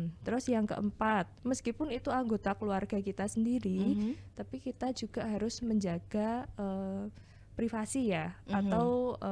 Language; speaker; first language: Indonesian; native; Indonesian